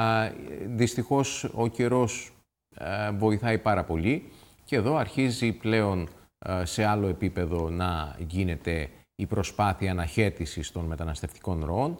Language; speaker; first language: Greek; native; Greek